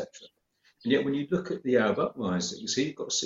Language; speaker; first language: English; native; English